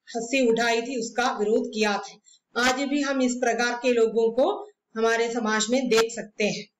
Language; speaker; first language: Hindi; non-native, local second language; Malayalam